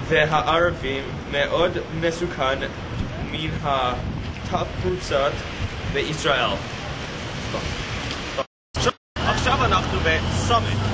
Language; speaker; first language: Hebrew; non-native, learner; English